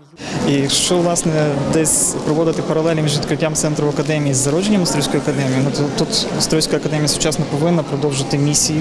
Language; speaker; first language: Ukrainian; native; Ukrainian